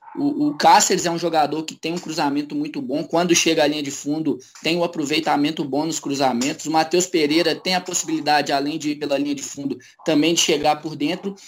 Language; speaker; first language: Portuguese; native; Portuguese